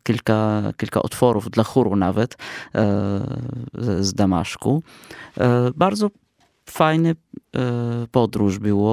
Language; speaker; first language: Polish; non-native, fluent; Arabic